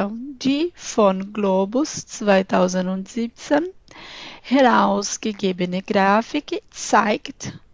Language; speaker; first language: German; non-native, fluent; Portuguese